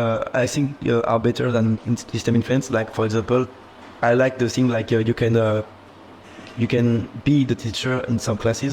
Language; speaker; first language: English; non-native, fluent; French